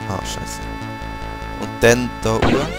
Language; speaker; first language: German; native; German